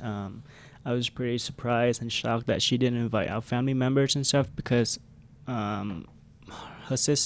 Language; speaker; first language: English; non-native, fluent; Khmer